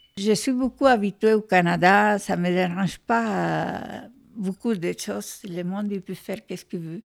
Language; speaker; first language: French; non-native, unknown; Spanish